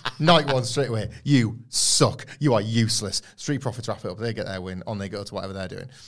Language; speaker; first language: English; native; English